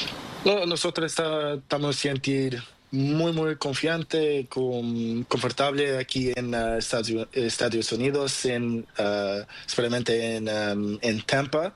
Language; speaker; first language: Spanish; non-native, learner; Portuguese